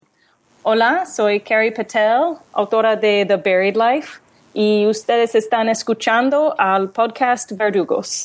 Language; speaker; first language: Spanish; non-native, learner; English